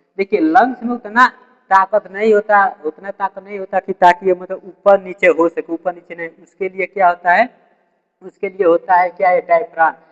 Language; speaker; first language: Hindi; native; Hindi